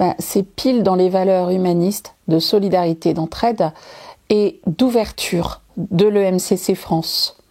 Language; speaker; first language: French; native; French